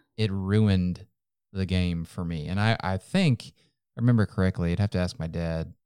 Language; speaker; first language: English; native; English